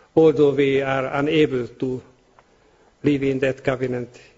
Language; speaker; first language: English; non-native, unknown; Hungarian